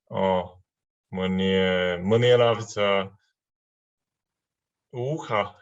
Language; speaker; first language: Russian; non-native, learner; Chinese